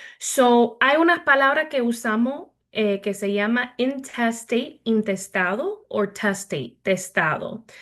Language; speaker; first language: Spanish; early bilingual, heritage; Spanish